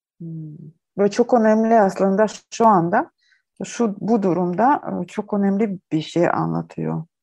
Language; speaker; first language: Turkish; non-native, learner; Ukrainian